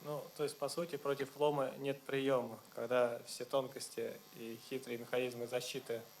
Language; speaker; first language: Russian; native; Russian